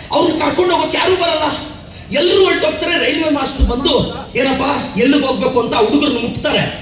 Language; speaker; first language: Kannada; native; Kannada